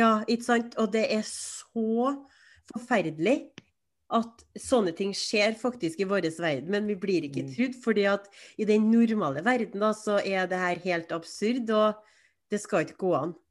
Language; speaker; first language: Norwegian; native; Norwegian